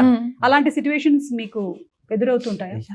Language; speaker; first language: Telugu; native; Telugu